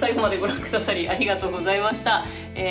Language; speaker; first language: Japanese; native; Japanese